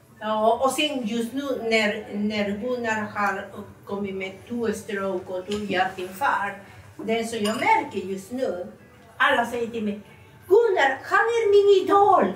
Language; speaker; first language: Swedish; non-native, fluent; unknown